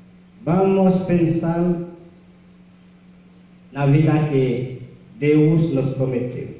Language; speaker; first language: Portuguese; non-native, learner; Haitian Creole